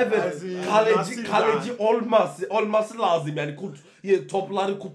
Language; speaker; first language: Turkish; non-native, learner; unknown